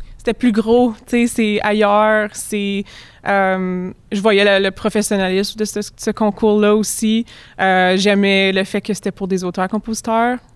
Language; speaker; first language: French; native; French